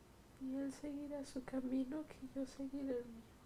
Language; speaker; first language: Spanish; native; Spanish